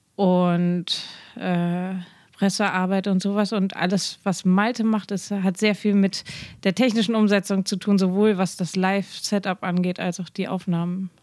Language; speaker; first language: German; native; German